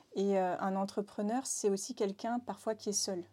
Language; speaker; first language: French; native; French